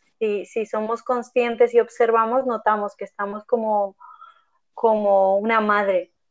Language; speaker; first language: Spanish; non-native, fluent; Armenian